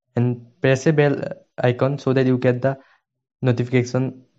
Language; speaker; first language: English; non-native, local second language; Assamese